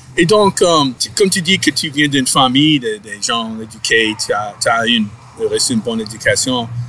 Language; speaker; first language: French; non-native, fluent; English